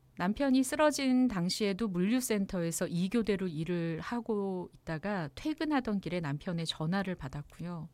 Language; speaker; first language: Korean; native; Korean